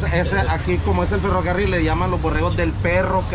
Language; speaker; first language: Spanish; native; Spanish